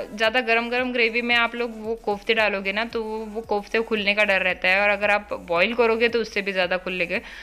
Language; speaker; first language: Hindi; non-native, local second language; Marathi